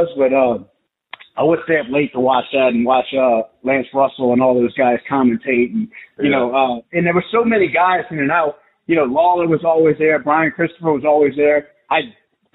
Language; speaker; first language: English; native; English